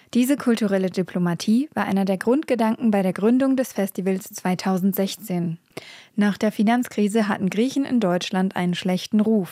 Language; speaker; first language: German; native; German